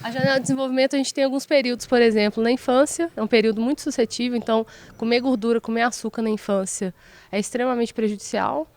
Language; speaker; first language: Portuguese; native; Portuguese